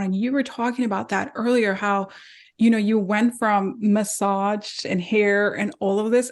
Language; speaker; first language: English; native; English